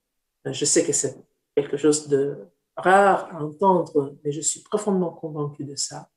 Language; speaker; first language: French; non-native, fluent; Italian